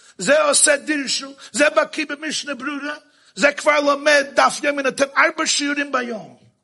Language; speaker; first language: Hebrew; non-native, fluent; English